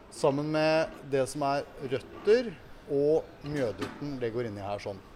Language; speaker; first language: Norwegian; native; Norwegian